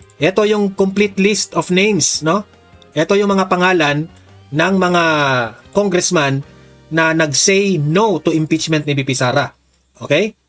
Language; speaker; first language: Filipino; non-native, local second language; Cebuano